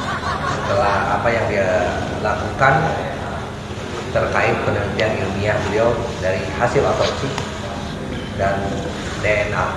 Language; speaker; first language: Indonesian; native; Indonesian